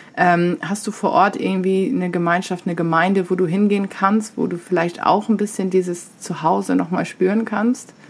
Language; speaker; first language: German; native; German